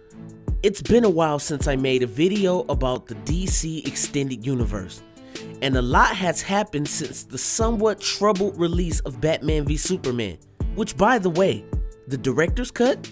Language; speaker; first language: English; native; English